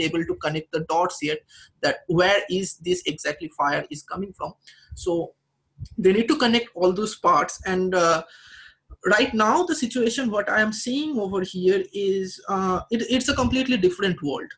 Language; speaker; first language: English; non-native, local second language; Bangla